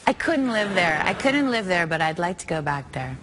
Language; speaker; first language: English; native; English